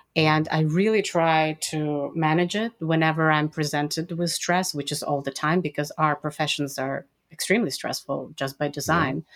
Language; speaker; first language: English; non-native, fluent; Russian